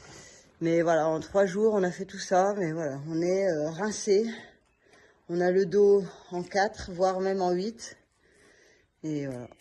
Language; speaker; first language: French; native; French